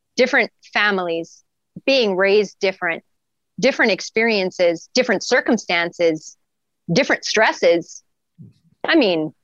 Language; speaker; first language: English; native; English